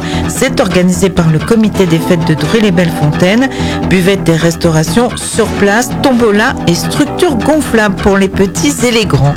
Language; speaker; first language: French; native; French